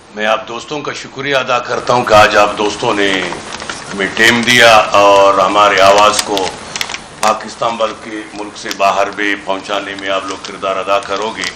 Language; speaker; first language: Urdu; non-native, local second language; Baluchi